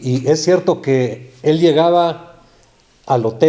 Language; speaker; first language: Spanish; native; Spanish